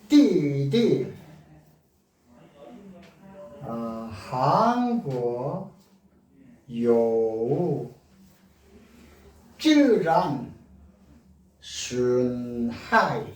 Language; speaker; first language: Chinese; non-native, learner; Korean